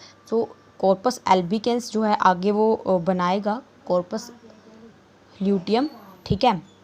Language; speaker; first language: Hindi; native; Hindi